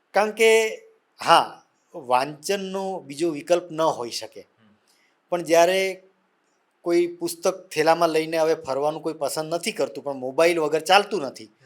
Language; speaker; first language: Gujarati; non-native, local second language; Vasavi